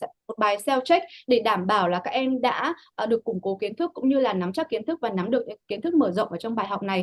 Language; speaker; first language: Vietnamese; native; Vietnamese